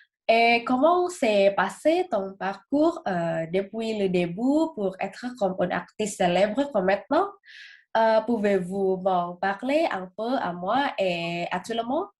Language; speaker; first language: French; non-native, learner; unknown